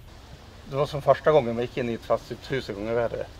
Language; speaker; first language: Swedish; native; Swedish